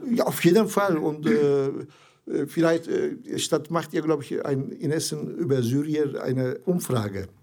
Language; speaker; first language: German; non-native, learner; Turkish